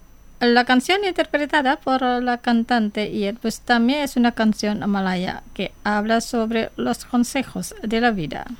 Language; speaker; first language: Spanish; non-native, fluent; Indonesian